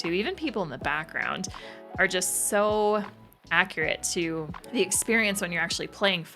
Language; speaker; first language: English; native; English